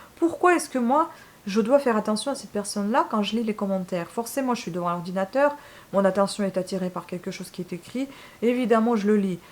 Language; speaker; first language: French; non-native, fluent; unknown